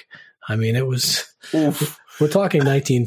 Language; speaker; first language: English; native; English